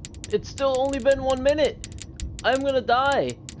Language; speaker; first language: English; native; English